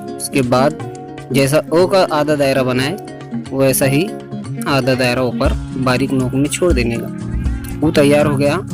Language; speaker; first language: Hindi; native; Hindi